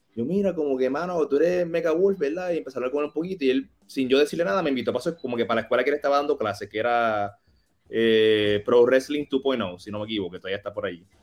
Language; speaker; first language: Spanish; native; Spanish